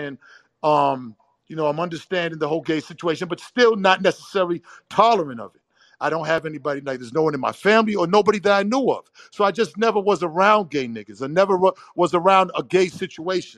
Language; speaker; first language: English; native; English